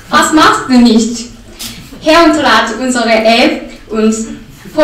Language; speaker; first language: German; non-native, learner; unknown